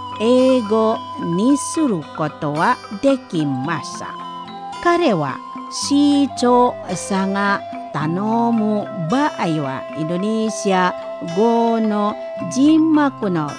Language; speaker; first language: Japanese; non-native, fluent; Indonesian